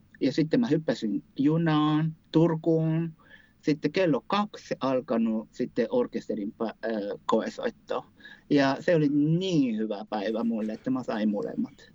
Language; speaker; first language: Finnish; non-native, fluent; Japanese